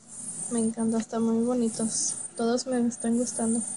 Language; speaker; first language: Spanish; early bilingual, heritage; Spanish